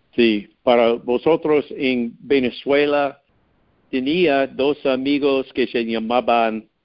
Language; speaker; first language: Spanish; non-native, learner; English